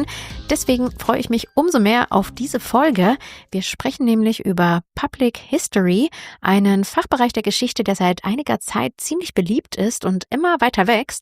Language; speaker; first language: German; native; German